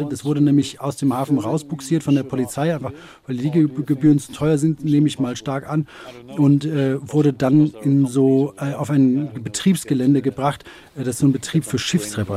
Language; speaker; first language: German; native; German